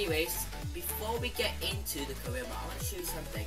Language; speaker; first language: English; native; English